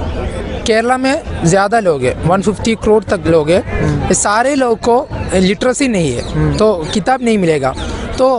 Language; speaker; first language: Hindi; non-native, local second language; Malayalam